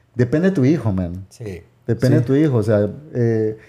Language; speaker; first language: Spanish; native; Spanish